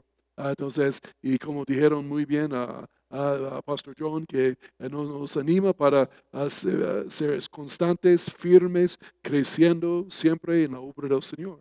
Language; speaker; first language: Spanish; non-native, fluent; English